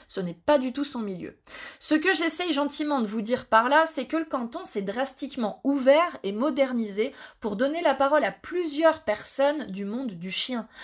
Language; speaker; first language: French; native; French